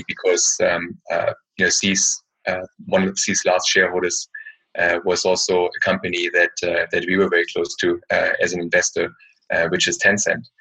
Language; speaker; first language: English; non-native, fluent; German